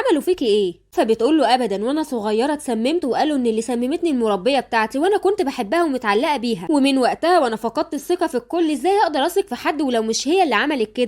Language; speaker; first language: Arabic; native; Arabic